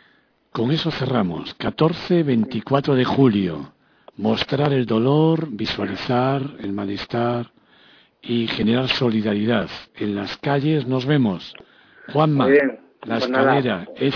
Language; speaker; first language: Spanish; native; Spanish